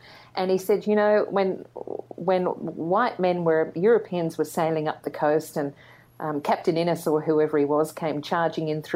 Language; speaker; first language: English; native; English